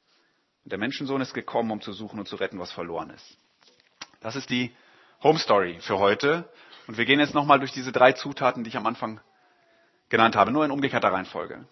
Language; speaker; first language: German; native; German